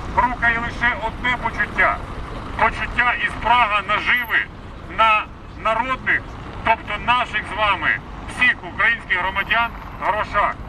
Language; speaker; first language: Ukrainian; native; Ukrainian